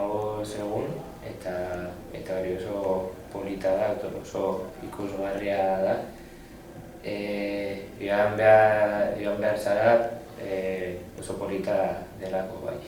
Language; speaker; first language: Basque; non-native, local second language; Spanish